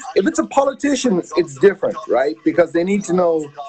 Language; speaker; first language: English; native; English